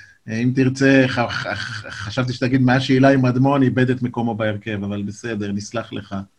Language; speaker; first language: Hebrew; native; Hebrew